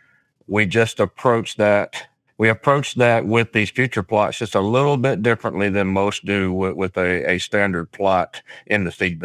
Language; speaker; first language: English; native; English